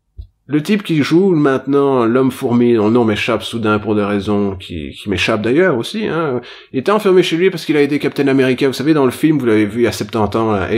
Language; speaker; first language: French; native; French